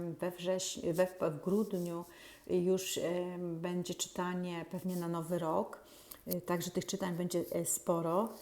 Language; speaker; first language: Polish; native; Polish